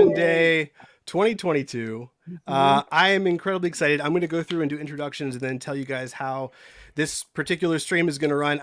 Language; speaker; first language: English; native; English